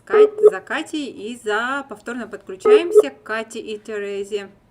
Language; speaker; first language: Russian; native; Russian